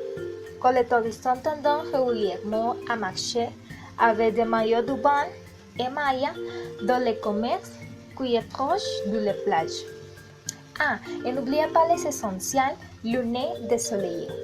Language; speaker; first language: French; non-native, learner; Spanish